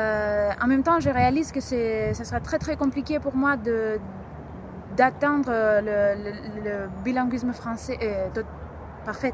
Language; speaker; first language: French; non-native, fluent; Greek